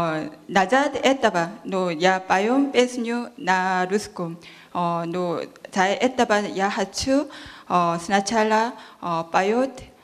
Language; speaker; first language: Russian; non-native, learner; Korean